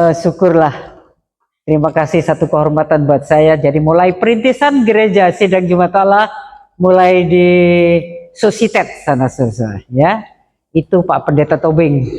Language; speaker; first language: Indonesian; non-native, local second language; Madurese